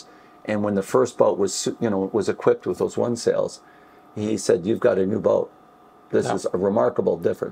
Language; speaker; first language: English; native; English